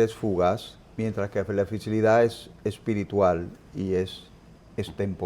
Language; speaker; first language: Spanish; native; Spanish